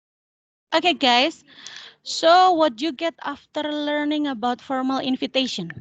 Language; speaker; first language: English; non-native, fluent; Indonesian